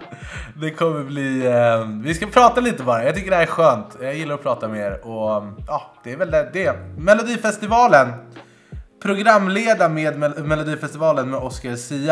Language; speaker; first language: Swedish; native; Swedish